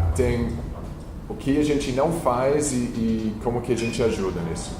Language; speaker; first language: Portuguese; non-native, fluent; English